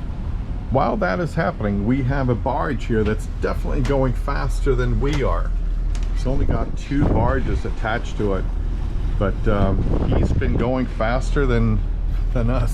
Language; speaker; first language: English; native; English